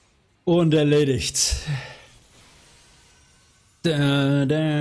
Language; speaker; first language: German; native; German